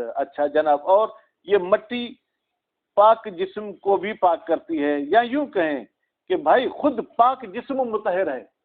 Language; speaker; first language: Urdu; non-native, local second language; Sindhi